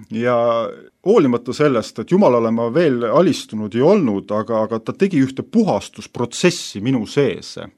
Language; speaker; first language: Estonian; native; Estonian